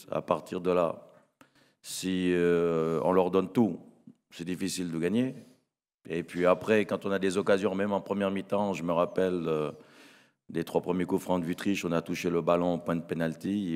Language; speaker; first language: French; native; French